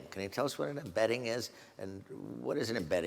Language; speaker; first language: English; native; English